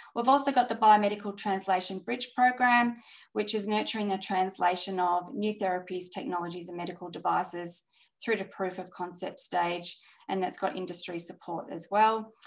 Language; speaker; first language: English; native; English